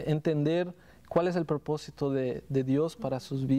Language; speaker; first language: Spanish; non-native, fluent; Portuguese